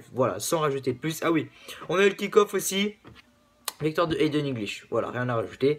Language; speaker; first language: French; native; French